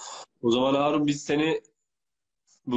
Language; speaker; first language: Turkish; native; Turkish